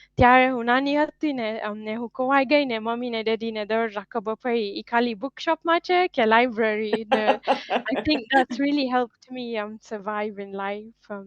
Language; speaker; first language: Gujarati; early bilingual, heritage; Gujarati